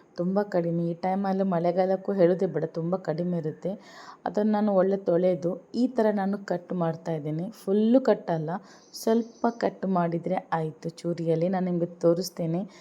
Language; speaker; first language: Kannada; non-native, local second language; Urdu